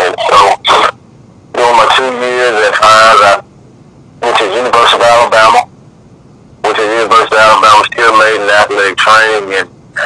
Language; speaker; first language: English; native; English